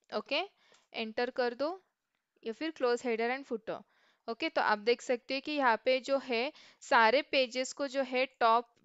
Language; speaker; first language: Hindi; non-native, local second language; Marathi